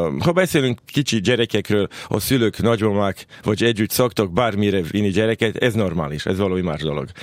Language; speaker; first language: Hungarian; non-native, local second language; Serbian